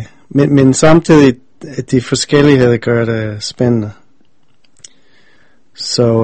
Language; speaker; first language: Danish; non-native, fluent; English